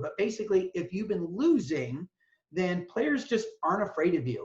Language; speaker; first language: English; native; English